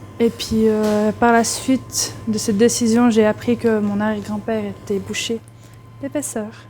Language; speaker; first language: French; native; French